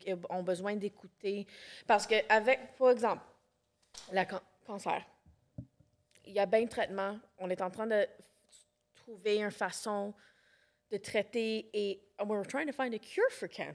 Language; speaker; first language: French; non-native, local second language; English